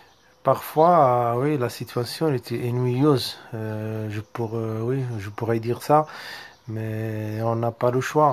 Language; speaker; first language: French; non-native, learner; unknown